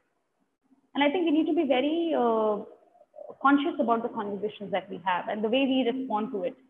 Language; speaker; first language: English; non-native, local second language; Tamil